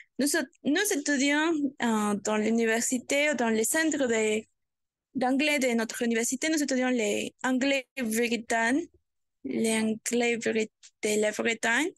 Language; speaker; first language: French; non-native, learner; Spanish